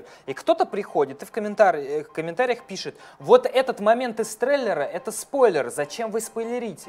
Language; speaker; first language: Russian; native; Russian